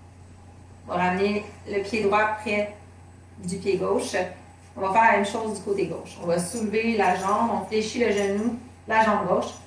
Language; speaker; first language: French; native; French